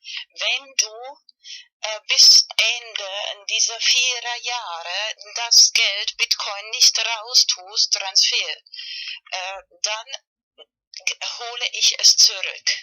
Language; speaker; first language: German; non-native, fluent; Spanish